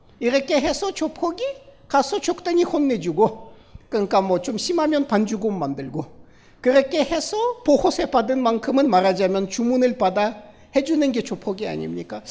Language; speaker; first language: Korean; non-native, fluent; Russian